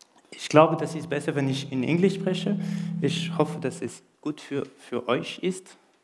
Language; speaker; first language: German; non-native, learner; French